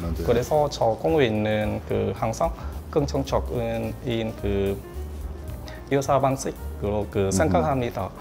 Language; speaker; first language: Korean; non-native, learner; Vietnamese